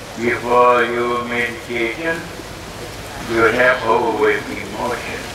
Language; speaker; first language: English; non-native, learner; Thai